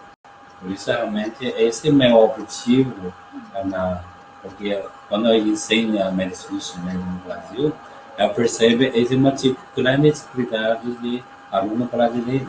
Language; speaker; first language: Portuguese; non-native, learner; Chinese